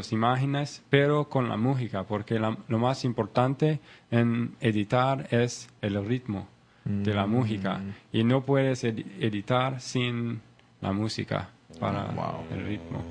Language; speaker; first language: Spanish; non-native, learner; English